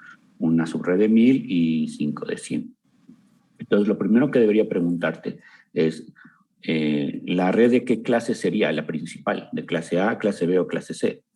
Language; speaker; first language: Spanish; native; Spanish